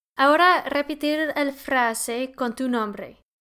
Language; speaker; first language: Spanish; non-native, learner; English